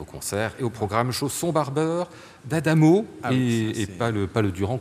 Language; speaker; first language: French; native; French